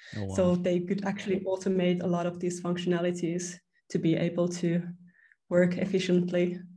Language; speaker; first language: English; non-native, fluent; Finnish